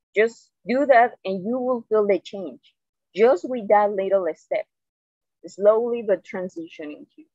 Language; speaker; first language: English; non-native, fluent; Spanish